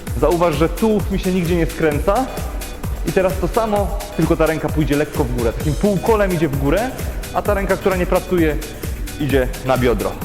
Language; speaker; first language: Polish; native; Polish